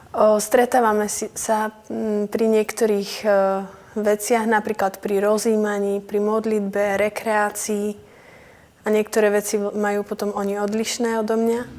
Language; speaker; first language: Slovak; early bilingual, heritage; Slovak